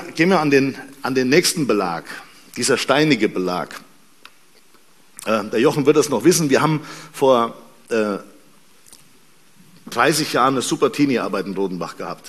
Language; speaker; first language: German; native; German